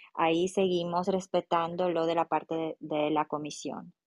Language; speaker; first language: Spanish; non-native, fluent; Romanian